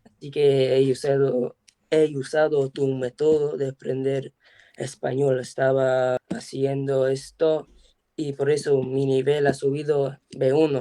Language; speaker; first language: Spanish; non-native, learner; English